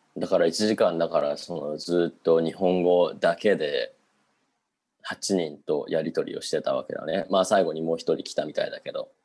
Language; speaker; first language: Japanese; native; Japanese